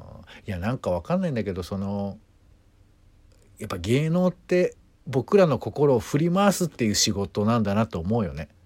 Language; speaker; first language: Japanese; native; Japanese